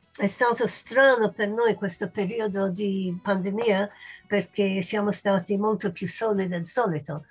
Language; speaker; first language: Italian; non-native, fluent; English